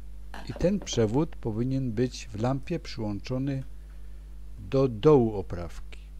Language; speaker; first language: Polish; native; Polish